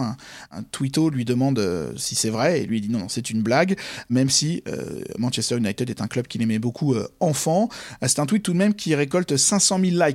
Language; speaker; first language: French; native; French